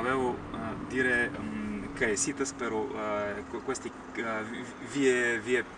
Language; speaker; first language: Italian; non-native, learner; Bulgarian